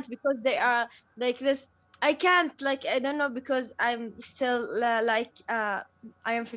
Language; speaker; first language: English; non-native, learner; Arabic